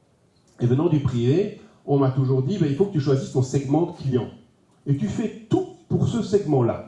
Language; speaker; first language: French; native; French